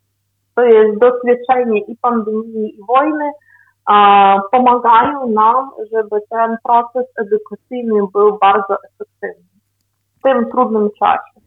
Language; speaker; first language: Polish; non-native, fluent; Ukrainian